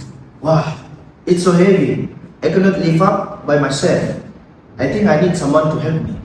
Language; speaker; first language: English; non-native, learner; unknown